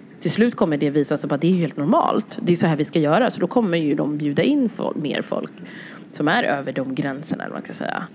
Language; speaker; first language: Swedish; early bilingual, other home language; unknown